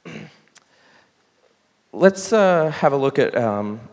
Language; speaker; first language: English; native; English